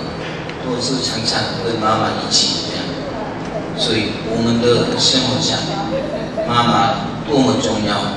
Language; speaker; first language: Chinese; non-native, learner; Korean